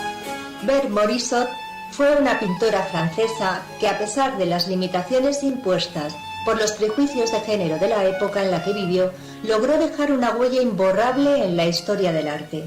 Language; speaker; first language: Spanish; native; Spanish